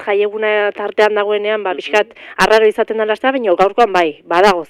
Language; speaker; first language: Basque; native; Basque